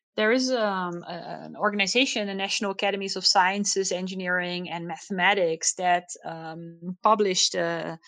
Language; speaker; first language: English; non-native, fluent; Dutch